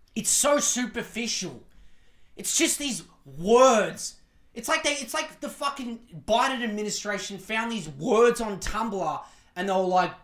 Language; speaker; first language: English; native; English